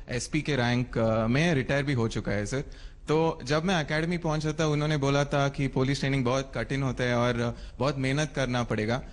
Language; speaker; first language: Hindi; non-native, local second language; Kannada